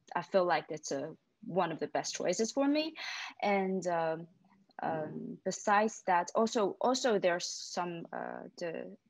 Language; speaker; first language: English; non-native, fluent; Chinese